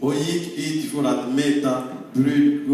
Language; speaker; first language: Swedish; non-native, fluent; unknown